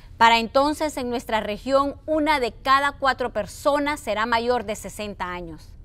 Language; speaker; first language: Spanish; native; Spanish